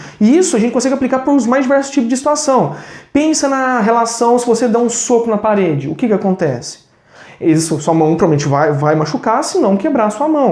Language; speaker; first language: Portuguese; native; Portuguese